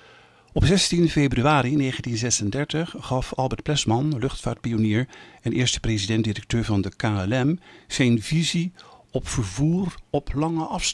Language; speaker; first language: Dutch; native; Dutch